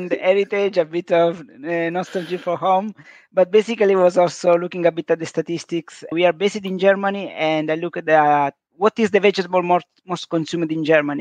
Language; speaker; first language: English; non-native, fluent; Italian